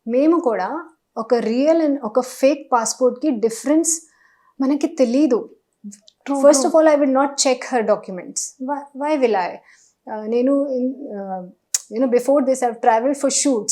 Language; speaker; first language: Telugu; non-native, local second language; Hindi